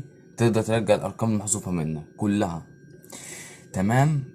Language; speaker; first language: Arabic; native; Arabic